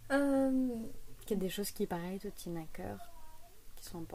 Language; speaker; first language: French; native; French